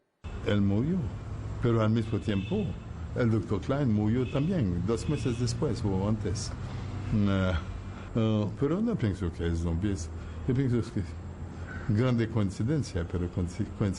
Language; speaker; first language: Spanish; non-native, fluent; Haitian Creole